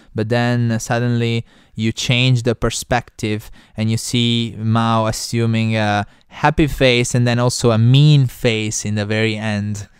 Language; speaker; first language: English; non-native, fluent; Italian